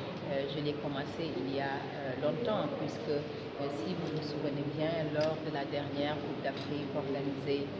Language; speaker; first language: French; non-native, local second language; Wolof